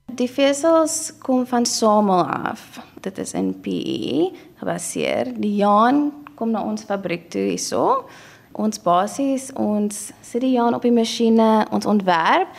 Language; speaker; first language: Afrikaans; native; Afrikaans